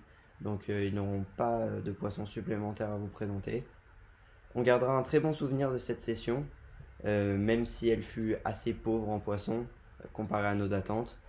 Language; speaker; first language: French; native; French